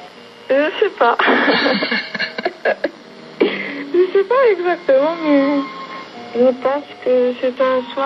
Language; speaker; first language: French; non-native, local second language; Arabic